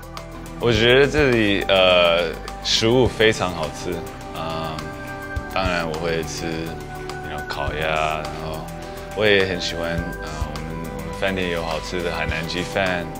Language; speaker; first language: Chinese; early bilingual, heritage; English